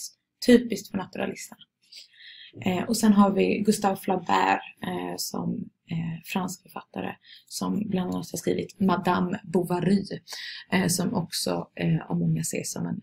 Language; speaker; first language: Swedish; native; Swedish